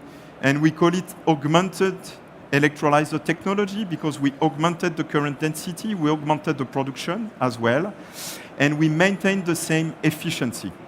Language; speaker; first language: English; non-native, fluent; French